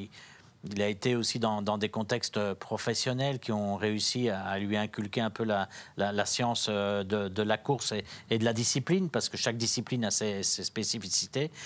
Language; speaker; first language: French; native; French